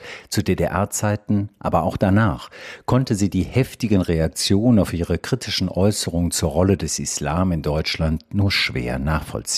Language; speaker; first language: German; native; German